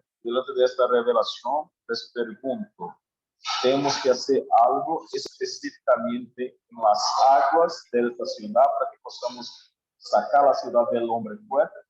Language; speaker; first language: Spanish; non-native, learner; Portuguese